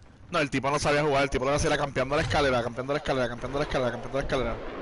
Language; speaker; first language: Spanish; early bilingual, heritage; Spanish